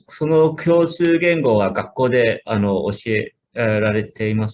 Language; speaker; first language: Japanese; non-native, fluent; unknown